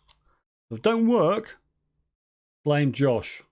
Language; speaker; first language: English; native; English